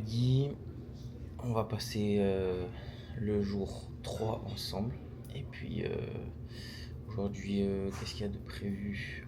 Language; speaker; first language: French; native; French